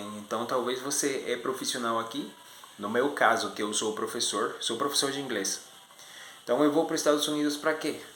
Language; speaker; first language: Portuguese; non-native, fluent; Spanish